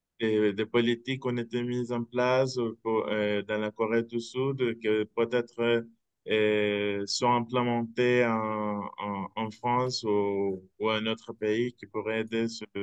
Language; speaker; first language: French; non-native, fluent; Spanish